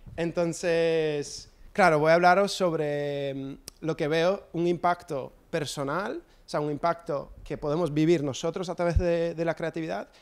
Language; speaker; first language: Spanish; non-native, fluent; English